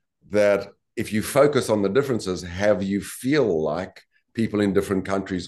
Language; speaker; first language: English; native; English